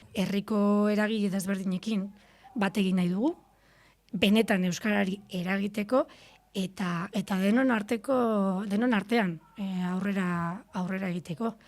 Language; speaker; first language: Basque; native; Basque